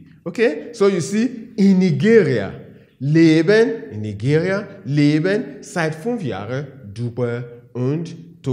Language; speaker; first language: German; non-native, fluent; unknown